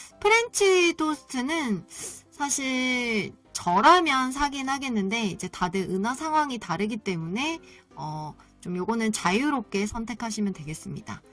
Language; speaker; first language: Korean; native; Korean